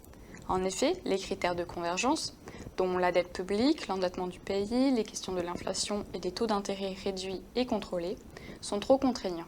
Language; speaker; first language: French; native; French